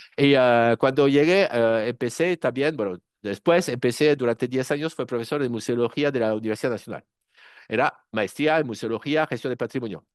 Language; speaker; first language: Spanish; non-native, fluent; French